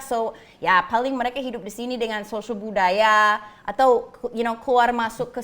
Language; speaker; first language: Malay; non-native, fluent; English